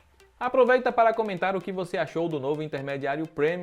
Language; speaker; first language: Portuguese; native; Portuguese